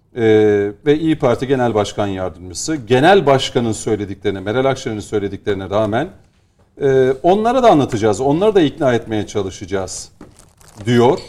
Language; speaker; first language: Turkish; native; Turkish